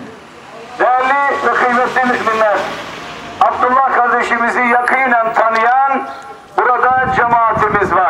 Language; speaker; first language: Turkish; native; Turkish